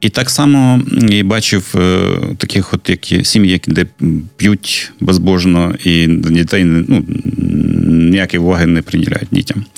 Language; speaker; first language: Ukrainian; non-native, local second language; Russian